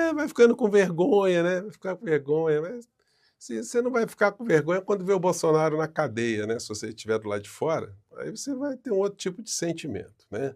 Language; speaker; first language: Portuguese; native; Portuguese